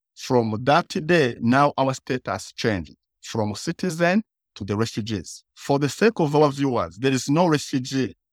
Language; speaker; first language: English; early bilingual, other home language; Kinyarwanda